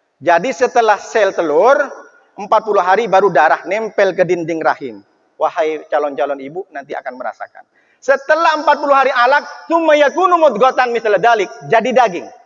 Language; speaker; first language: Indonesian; non-native, local second language; Madurese